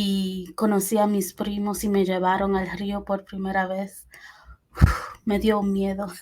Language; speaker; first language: Spanish; early bilingual, heritage; Spanish